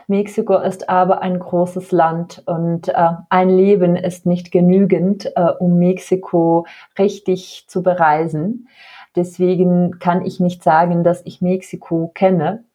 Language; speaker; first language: German; non-native, fluent; Czech